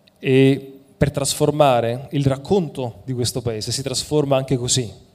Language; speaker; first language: Italian; native; Italian